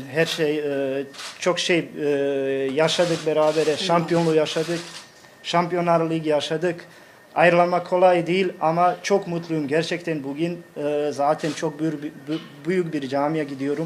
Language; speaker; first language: Turkish; non-native, fluent; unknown